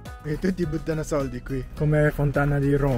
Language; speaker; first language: Italian; non-native, learner; Japanese